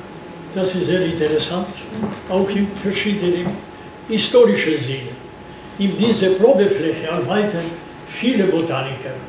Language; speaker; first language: German; non-native, learner; Georgian